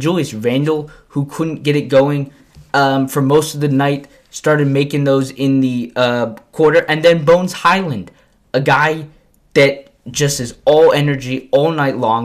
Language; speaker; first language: English; native; English